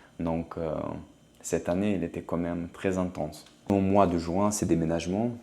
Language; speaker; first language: French; non-native, fluent; Ukrainian